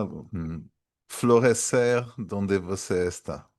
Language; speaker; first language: Portuguese; non-native, fluent; French